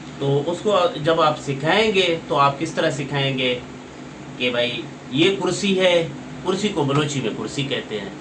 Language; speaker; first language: Urdu; non-native, local second language; Baluchi